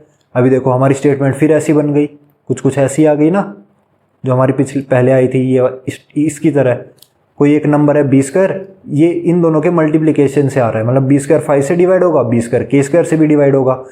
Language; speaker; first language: Hindi; native; Hindi